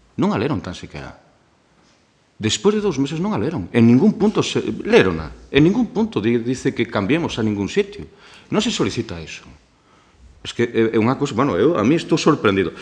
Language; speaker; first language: Galician; native; Galician